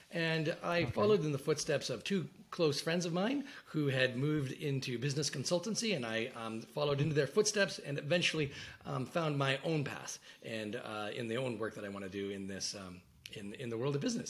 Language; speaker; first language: English; native; English